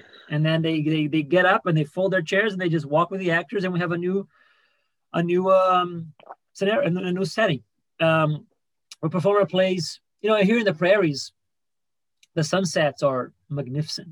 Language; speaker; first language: English; non-native, fluent; Portuguese